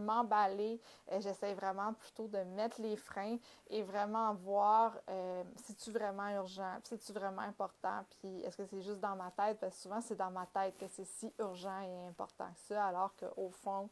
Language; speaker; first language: French; native; French